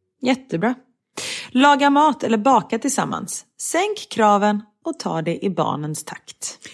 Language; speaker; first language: Swedish; native; Swedish